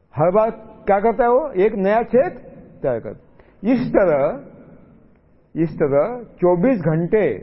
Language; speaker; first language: Hindi; non-native, local second language; Marathi